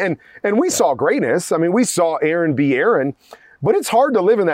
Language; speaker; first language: English; native; English